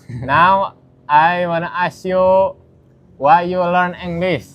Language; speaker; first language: English; non-native, learner; Indonesian